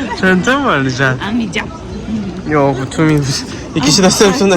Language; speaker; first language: Turkish; non-native, learner; Korean